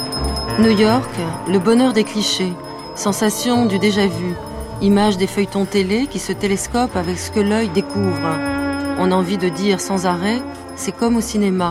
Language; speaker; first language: French; native; French